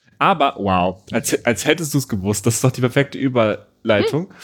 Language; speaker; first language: German; native; German